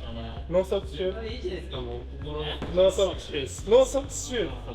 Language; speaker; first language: English; non-native, learner; Japanese